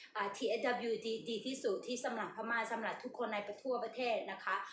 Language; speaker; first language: Thai; non-native, fluent; Burmese